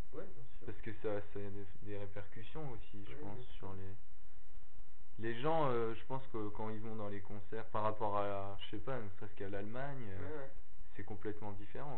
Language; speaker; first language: French; native; French